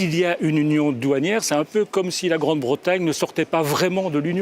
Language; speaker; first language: French; native; French